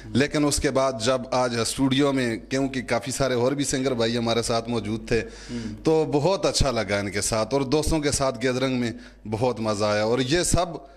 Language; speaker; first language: Urdu; non-native, local second language; Gujari